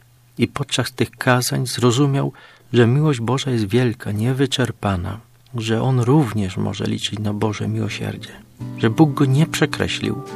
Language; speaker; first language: Polish; native; Polish